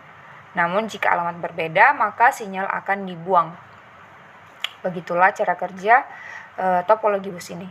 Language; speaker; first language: Indonesian; native; Indonesian